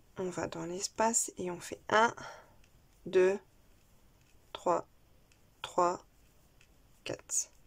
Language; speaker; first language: French; native; French